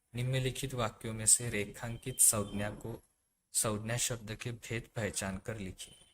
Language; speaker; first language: Hindi; non-native, local second language; Marathi